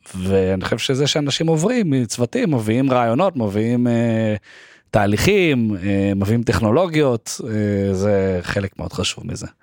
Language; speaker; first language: Hebrew; native; Hebrew